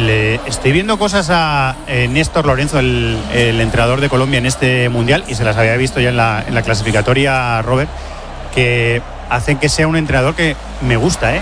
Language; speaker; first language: Spanish; native; Spanish